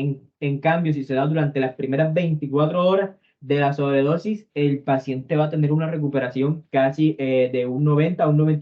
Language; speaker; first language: Spanish; native; Spanish